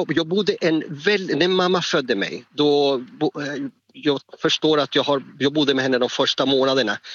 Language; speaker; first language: Swedish; non-native, fluent; Spanish